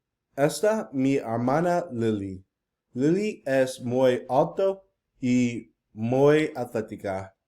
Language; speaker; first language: Spanish; non-native, learner; English